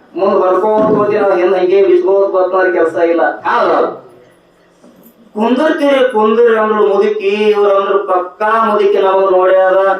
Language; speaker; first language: Kannada; non-native, local second language; Lambadi